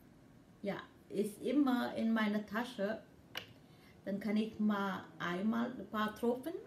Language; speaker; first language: German; non-native, learner; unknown